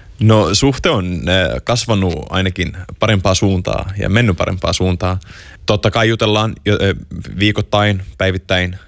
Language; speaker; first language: Finnish; non-native, fluent; Arabic